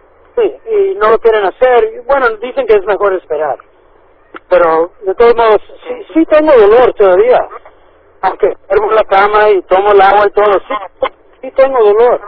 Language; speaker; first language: Spanish; early bilingual, heritage; Spanish